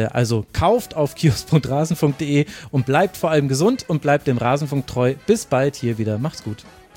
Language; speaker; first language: German; native; German